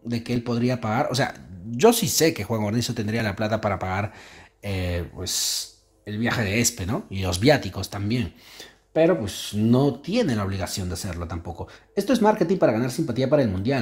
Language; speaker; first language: Spanish; native; Spanish